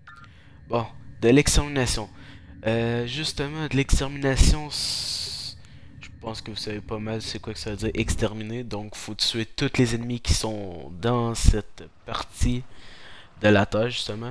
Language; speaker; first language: French; native; French